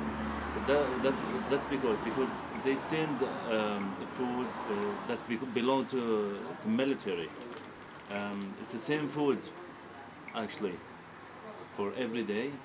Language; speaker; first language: English; non-native, learner; Arabic